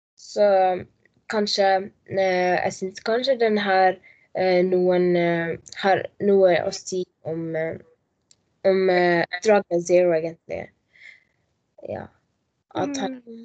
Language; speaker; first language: Norwegian; non-native, learner; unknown